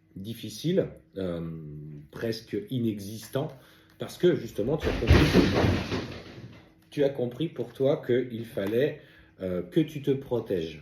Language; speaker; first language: French; native; French